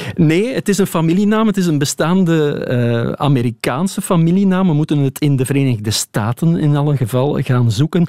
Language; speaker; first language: Dutch; native; Dutch